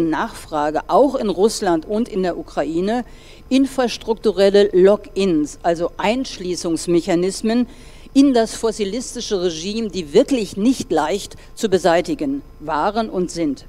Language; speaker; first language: German; native; German